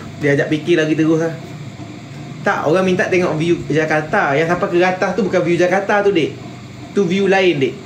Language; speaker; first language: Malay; native; Malay